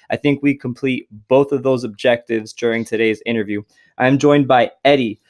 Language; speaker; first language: English; native; English